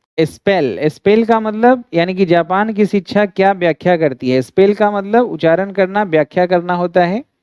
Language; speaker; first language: Hindi; native; Hindi